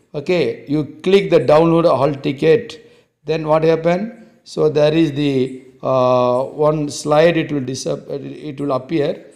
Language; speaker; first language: English; non-native, local second language; Tamil